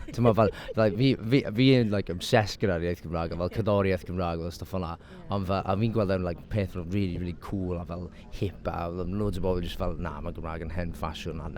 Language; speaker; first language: Welsh; non-native, local second language; English